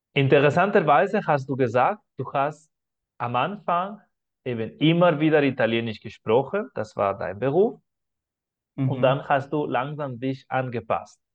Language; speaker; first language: German; non-native, fluent; Spanish